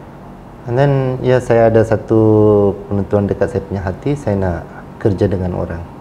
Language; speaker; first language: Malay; non-native, local second language; Tamil